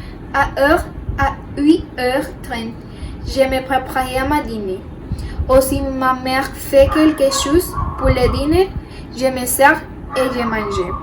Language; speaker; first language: French; non-native, learner; Spanish